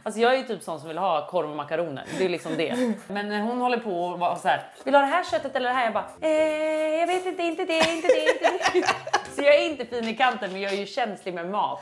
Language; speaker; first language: Swedish; native; Swedish